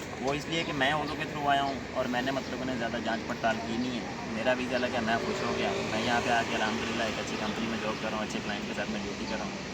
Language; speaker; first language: Urdu; non-native, local second language; Punjabi